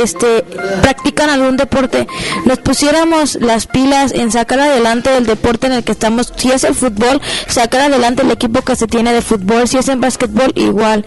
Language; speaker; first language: Spanish; native; Spanish